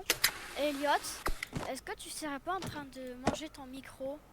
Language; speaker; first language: French; native; French